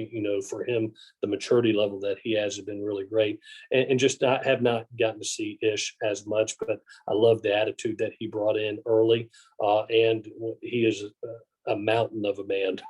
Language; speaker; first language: English; native; English